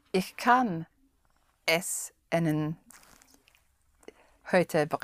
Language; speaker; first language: German; non-native, learner; English